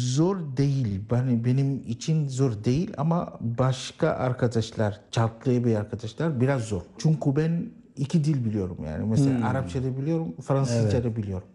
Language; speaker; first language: Turkish; non-native, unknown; Arabic